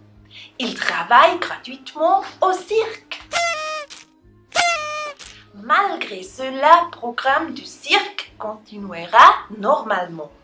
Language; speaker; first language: French; non-native, learner; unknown